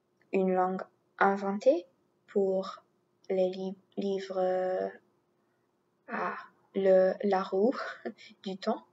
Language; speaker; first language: French; non-native, learner; English